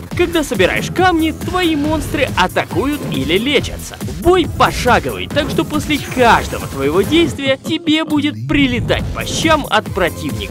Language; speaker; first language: Russian; native; Russian